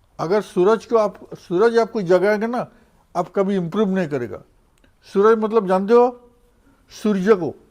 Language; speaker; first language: Hindi; non-native, local second language; Odia